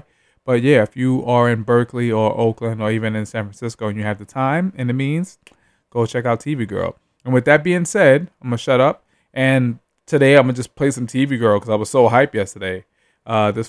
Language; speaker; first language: English; native; English